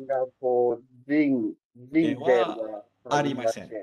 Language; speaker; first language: Japanese; non-native, learner; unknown